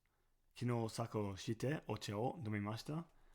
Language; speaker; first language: Japanese; non-native, fluent; English